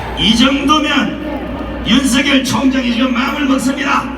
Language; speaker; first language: Korean; native; Korean